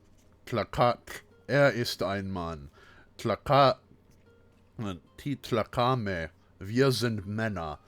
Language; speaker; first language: German; non-native, fluent; English